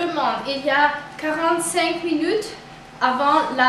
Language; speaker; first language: French; non-native, learner; English